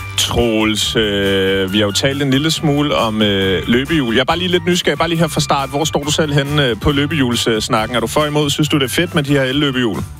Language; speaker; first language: Danish; native; Danish